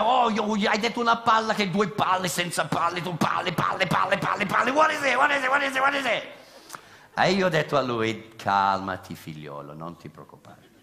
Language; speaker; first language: Italian; non-native, fluent; English